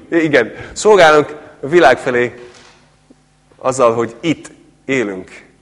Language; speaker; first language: Hungarian; non-native, fluent; English